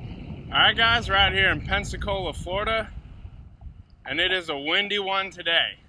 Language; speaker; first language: English; native; English